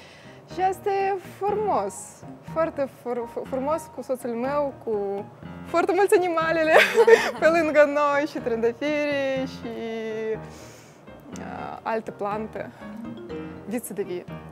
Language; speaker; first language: Romanian; non-native, learner; Russian